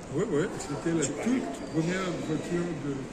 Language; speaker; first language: French; non-native, fluent; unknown